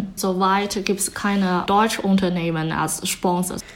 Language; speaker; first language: German; non-native, fluent; Chinese